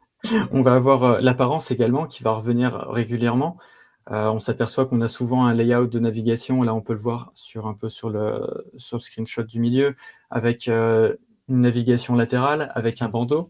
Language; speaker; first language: French; native; French